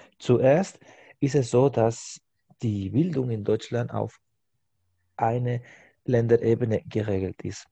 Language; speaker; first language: German; non-native, fluent; Spanish